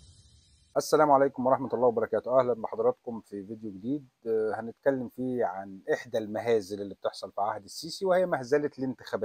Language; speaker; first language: Arabic; native; Arabic